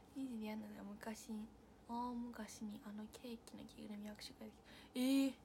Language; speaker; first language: Japanese; native; Japanese